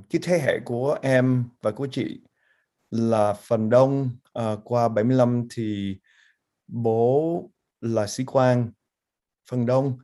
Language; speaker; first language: Vietnamese; early bilingual, heritage; Vietnamese